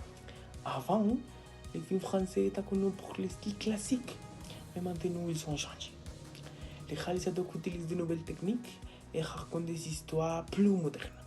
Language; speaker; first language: French; non-native, fluent; Spanish